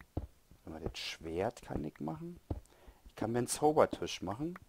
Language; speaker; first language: German; native; German